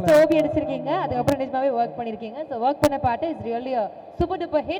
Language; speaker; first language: Tamil; native; Tamil